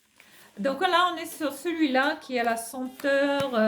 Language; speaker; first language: French; native; French